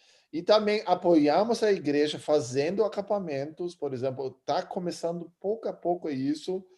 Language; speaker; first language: Portuguese; early bilingual, other home language; German